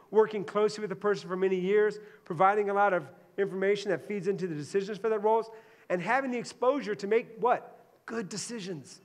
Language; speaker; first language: English; native; English